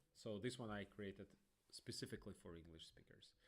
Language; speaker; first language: English; non-native, fluent; Russian